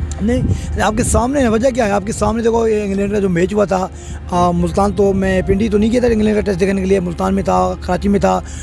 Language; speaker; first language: Urdu; non-native, local second language; Sindhi